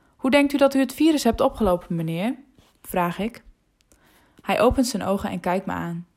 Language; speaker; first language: Dutch; non-native, local second language; Western Frisian